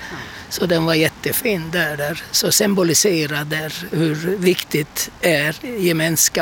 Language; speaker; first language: Swedish; non-native, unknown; Turkish